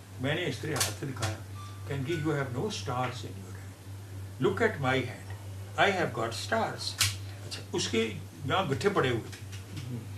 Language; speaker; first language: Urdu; non-native, local second language; Punjabi